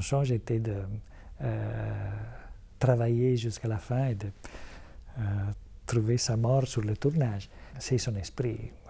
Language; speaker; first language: French; non-native, fluent; Italian